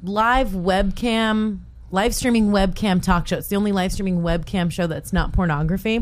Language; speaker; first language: English; native; English